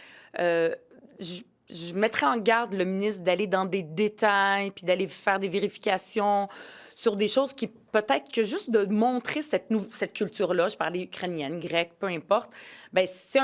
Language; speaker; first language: French; early bilingual, other home language; Arabic